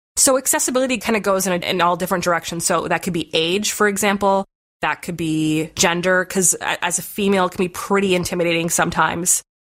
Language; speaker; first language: English; native; English